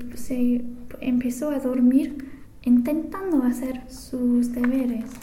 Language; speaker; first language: Spanish; non-native, fluent; English